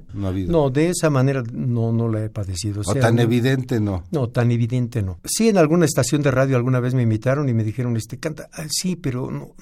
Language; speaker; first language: Spanish; native; Spanish